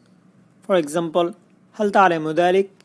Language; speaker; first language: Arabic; non-native, fluent; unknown